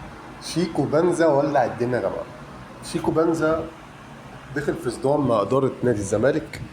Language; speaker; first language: Arabic; native; Arabic